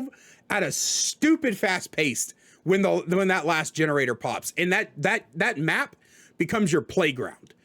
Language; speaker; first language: English; native; English